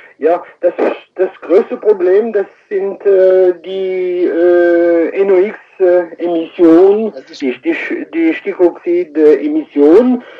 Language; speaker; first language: German; non-native, fluent; French